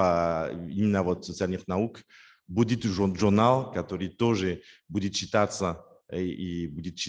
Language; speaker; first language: Russian; non-native, fluent; French